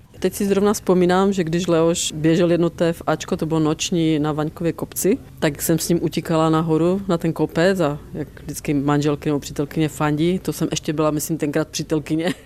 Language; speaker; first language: Czech; native; Czech